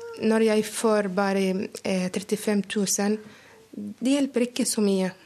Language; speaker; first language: Norwegian; non-native, learner; Arabic